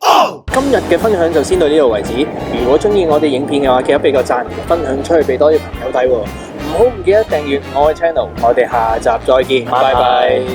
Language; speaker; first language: Cantonese; native; Cantonese